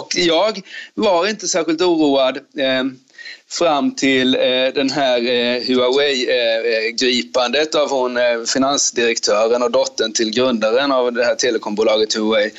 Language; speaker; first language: Swedish; native; Swedish